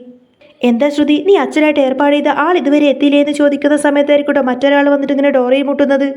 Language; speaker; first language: Malayalam; native; Malayalam